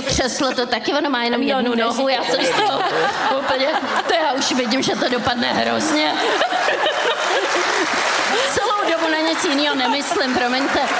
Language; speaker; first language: Czech; native; Czech